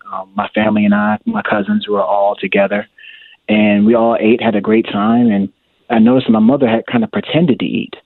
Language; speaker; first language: English; native; English